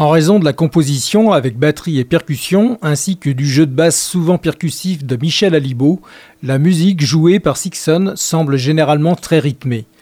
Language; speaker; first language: French; native; French